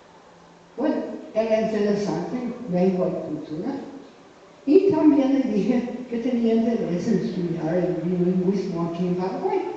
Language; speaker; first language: Spanish; non-native, fluent; English